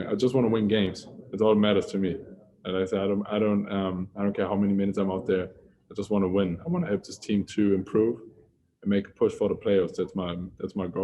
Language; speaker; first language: English; non-native, fluent; German